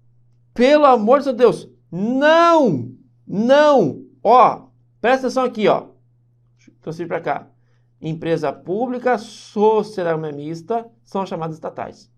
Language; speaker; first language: Portuguese; native; Portuguese